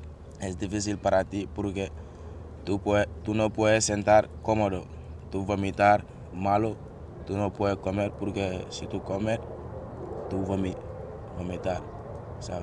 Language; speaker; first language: Spanish; non-native, learner; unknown